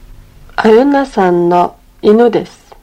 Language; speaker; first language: Japanese; non-native, learner; Mongolian